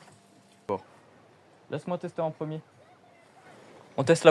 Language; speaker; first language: French; native; French